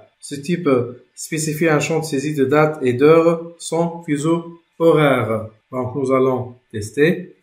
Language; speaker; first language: French; non-native, local second language; Arabic